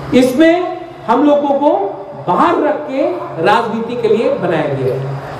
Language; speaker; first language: Hindi; non-native, local second language; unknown